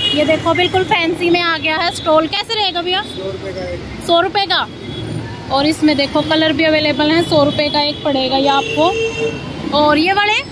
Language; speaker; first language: Hindi; native; Hindi